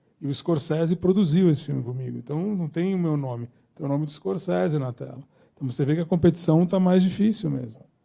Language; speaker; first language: Portuguese; native; Portuguese